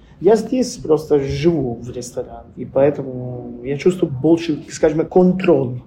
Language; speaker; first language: Russian; non-native, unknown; Italian